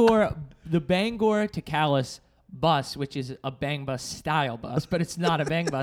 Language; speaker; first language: English; native; English